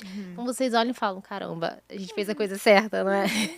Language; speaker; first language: Portuguese; native; Portuguese